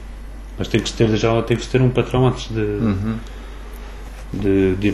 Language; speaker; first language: Portuguese; early bilingual, other home language; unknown